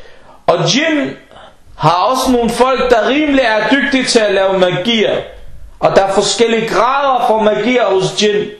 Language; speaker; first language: Danish; non-native, fluent; Arabic